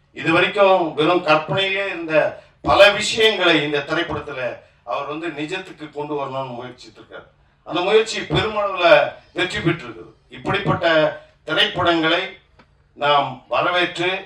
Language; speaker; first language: Tamil; native; Tamil